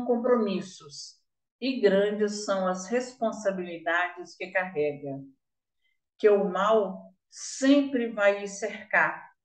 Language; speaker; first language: Portuguese; native; Portuguese